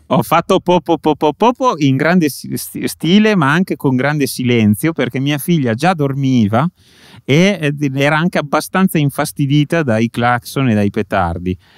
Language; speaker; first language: Italian; native; Italian